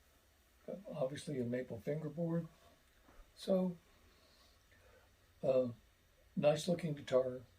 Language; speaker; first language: English; native; English